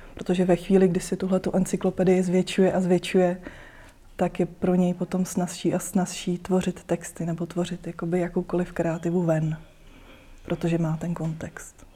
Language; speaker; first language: Czech; native; Czech